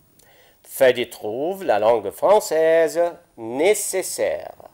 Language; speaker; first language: French; non-native, fluent; Arabic